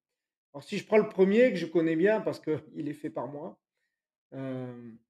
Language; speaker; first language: French; native; French